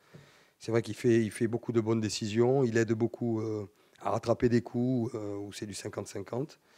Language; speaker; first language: French; native; French